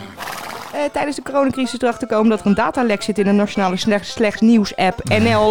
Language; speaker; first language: Dutch; native; Dutch